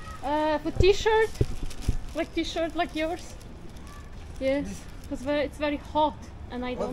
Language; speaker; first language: English; non-native, fluent; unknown